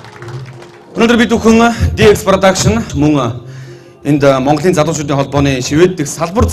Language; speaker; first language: Mongolian; native; Mongolian